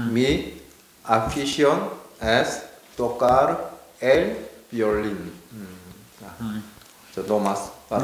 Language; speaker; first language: Spanish; non-native, learner; Korean